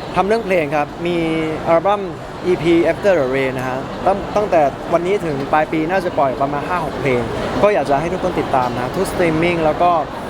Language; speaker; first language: Thai; early bilingual, heritage; Thai